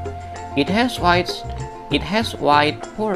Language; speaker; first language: English; non-native, learner; Indonesian